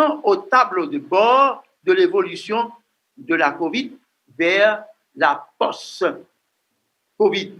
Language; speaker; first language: French; non-native, local second language; Haitian Creole